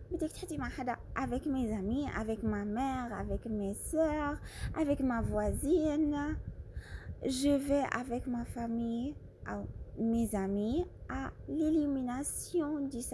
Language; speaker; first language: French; non-native, fluent; Arabic